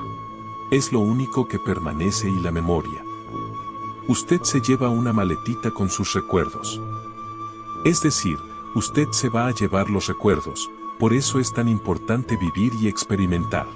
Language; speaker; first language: Spanish; native; Spanish